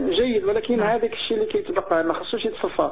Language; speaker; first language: Arabic; native; Arabic